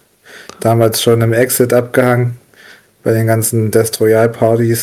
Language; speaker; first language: German; native; German